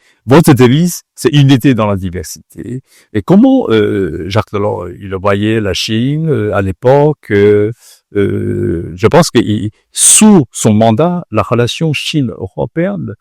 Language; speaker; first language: French; non-native, fluent; Chinese